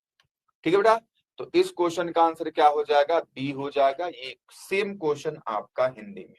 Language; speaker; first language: Hindi; native; Hindi